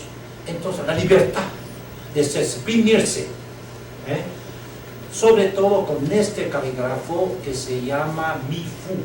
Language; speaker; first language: Spanish; non-native, learner; Chinese